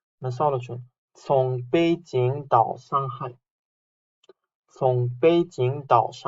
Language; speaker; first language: Chinese; non-native, fluent; Uzbek